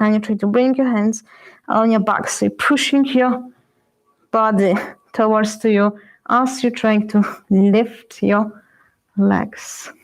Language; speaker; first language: English; non-native, fluent; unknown